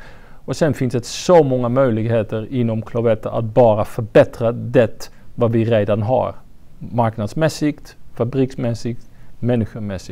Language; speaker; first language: Swedish; non-native, fluent; French